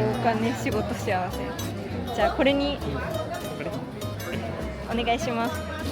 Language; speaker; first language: Japanese; native; Japanese